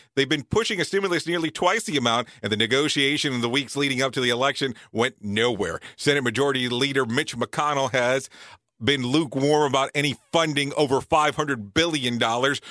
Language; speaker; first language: English; native; English